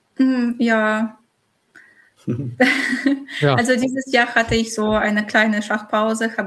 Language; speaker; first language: German; non-native, fluent; Russian